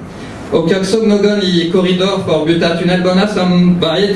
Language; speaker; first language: Swedish; early bilingual, heritage; French